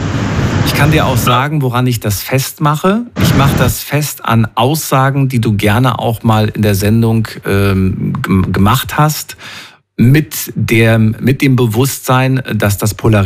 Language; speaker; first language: German; native; German